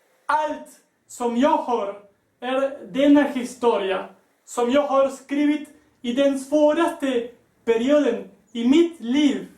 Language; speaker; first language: Swedish; non-native, learner; Spanish